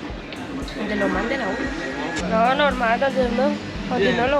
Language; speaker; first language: Spanish; native; Spanish